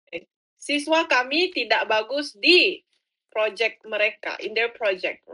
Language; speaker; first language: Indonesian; non-native, fluent; English